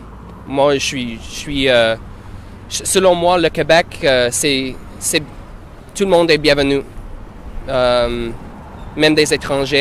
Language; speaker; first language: French; non-native, local second language; English